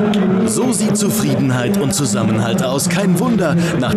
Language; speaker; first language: German; native; German